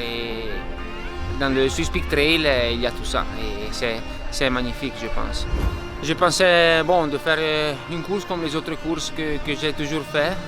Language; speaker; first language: French; non-native, local second language; Italian